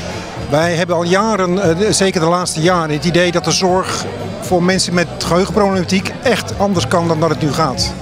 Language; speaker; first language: Dutch; native; Dutch